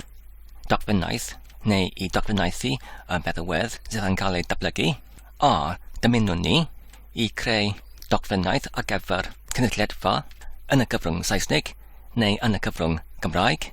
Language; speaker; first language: Welsh; non-native, learner; English